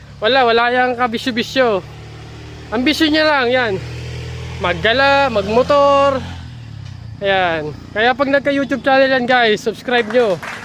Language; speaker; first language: Filipino; native; Filipino